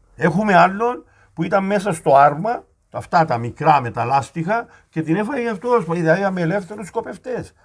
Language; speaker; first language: Greek; native; Greek